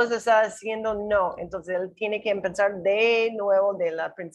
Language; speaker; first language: Spanish; non-native, learner; English